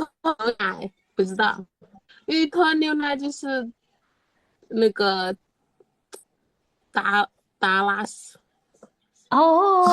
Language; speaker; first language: Chinese; non-native, learner; Indonesian